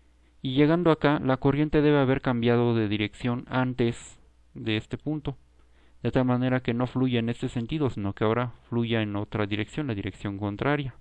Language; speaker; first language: Spanish; native; Spanish